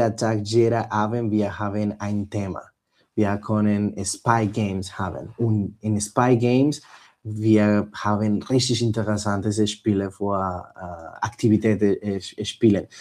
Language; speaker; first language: German; non-native, fluent; Spanish